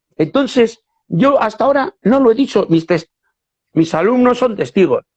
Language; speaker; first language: Spanish; native; Spanish